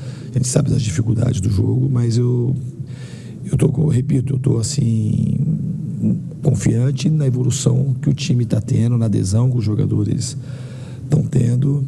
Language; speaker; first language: Portuguese; native; Portuguese